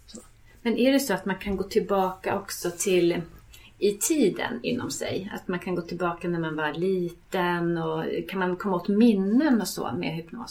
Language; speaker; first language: Swedish; native; Swedish